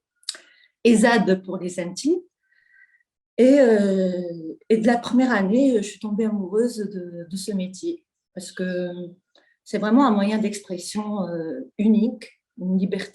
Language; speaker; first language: French; non-native, local second language; Arabic